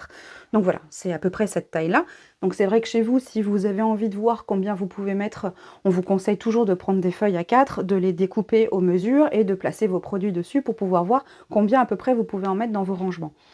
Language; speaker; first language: French; native; French